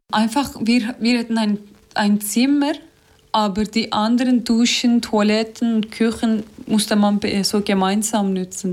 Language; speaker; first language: German; non-native, learner; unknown